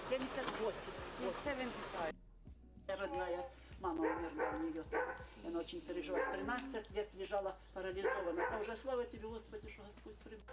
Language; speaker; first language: Russian; native; Russian